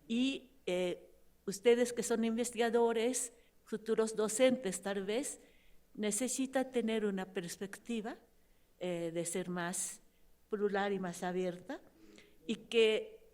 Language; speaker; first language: Spanish; non-native, fluent; Japanese